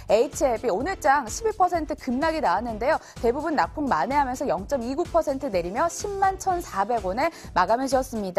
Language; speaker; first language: Korean; native; Korean